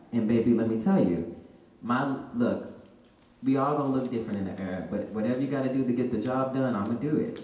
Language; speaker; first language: English; native; English